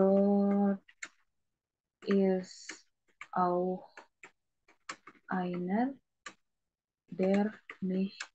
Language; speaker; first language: German; non-native, fluent; Indonesian